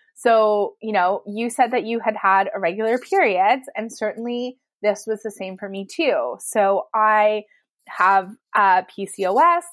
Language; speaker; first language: English; native; English